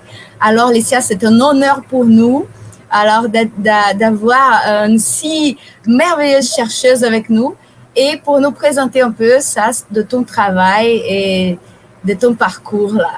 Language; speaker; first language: French; non-native, fluent; Portuguese